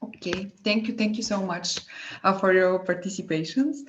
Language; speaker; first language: English; non-native, fluent; Bulgarian